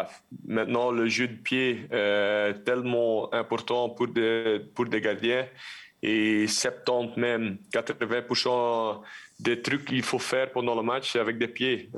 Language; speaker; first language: French; non-native, local second language; Dutch